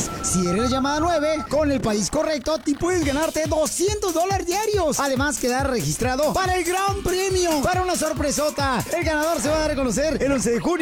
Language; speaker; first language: Spanish; native; Spanish